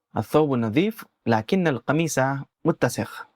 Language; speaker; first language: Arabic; non-native, fluent; Urdu